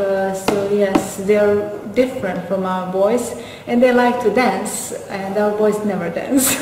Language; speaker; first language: English; non-native, fluent; Serbian